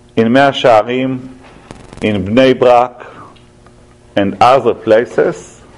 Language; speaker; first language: English; non-native, fluent; Hebrew